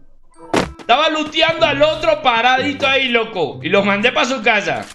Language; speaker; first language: Spanish; native; Spanish